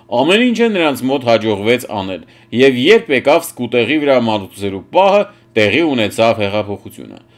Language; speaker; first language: Armenian; native; Armenian